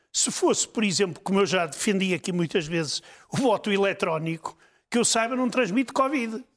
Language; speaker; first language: Portuguese; native; Portuguese